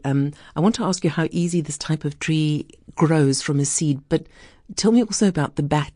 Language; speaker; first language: English; native; English